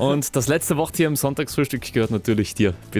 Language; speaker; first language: German; native; German